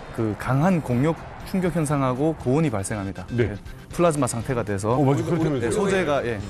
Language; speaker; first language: Korean; native; Korean